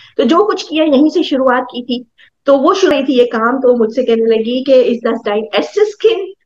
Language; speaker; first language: Urdu; native; Urdu